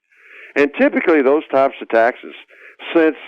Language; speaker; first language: English; native; English